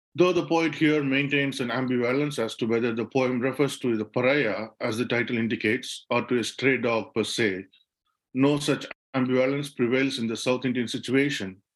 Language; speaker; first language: English; non-native, local second language; Tamil